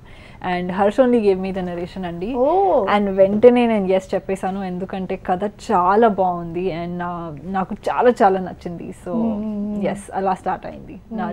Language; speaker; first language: Telugu; non-native, learner; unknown